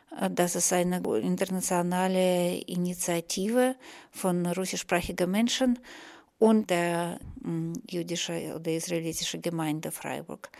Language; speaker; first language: German; non-native, fluent; Russian